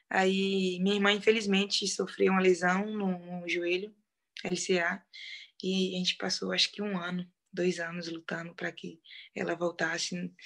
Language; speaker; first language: Portuguese; native; Portuguese